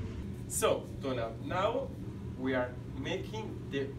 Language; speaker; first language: English; non-native, learner; Italian